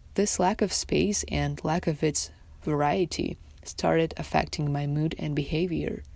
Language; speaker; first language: English; non-native, fluent; Tajik